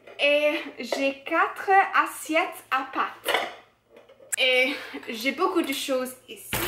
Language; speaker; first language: French; non-native, learner; English